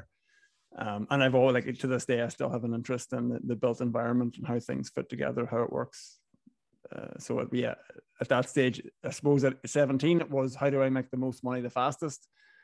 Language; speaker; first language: English; native; English